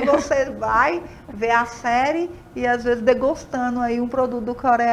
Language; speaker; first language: Portuguese; native; Portuguese